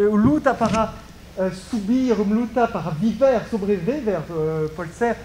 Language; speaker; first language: Portuguese; non-native, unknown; French